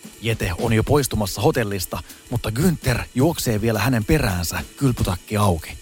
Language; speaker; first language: Finnish; native; Finnish